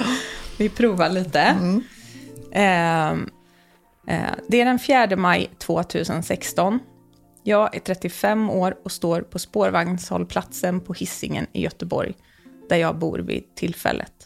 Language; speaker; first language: Swedish; native; Swedish